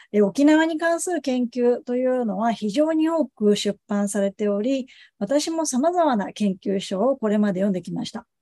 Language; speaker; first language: Japanese; native; Japanese